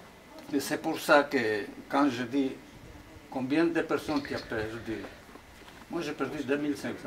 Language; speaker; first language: French; non-native, fluent; Ladino